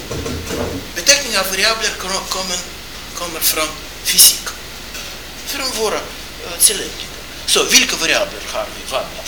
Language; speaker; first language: Swedish; non-native, fluent; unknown